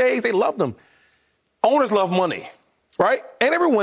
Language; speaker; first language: English; native; English